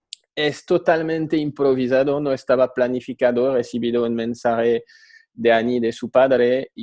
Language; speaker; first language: Spanish; non-native, fluent; French